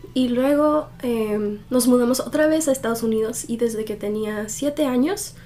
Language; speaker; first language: Spanish; early bilingual, heritage; Spanish